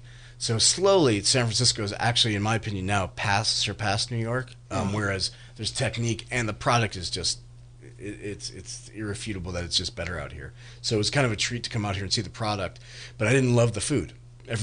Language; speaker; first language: English; native; English